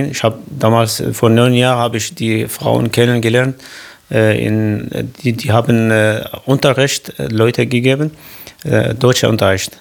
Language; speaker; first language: German; non-native, learner; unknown